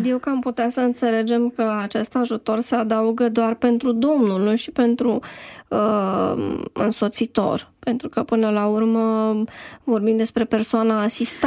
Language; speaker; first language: Romanian; native; Romanian